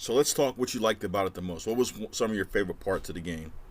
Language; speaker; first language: English; native; English